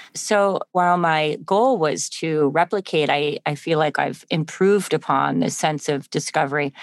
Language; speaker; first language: English; native; English